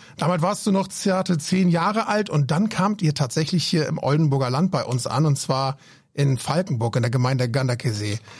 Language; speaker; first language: German; native; German